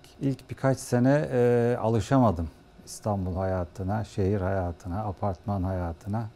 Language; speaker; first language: Turkish; native; Turkish